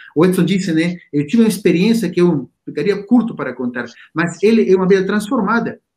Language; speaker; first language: Portuguese; non-native, fluent; Spanish